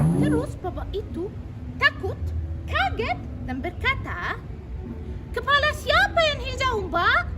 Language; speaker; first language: Indonesian; non-native, fluent; Arabic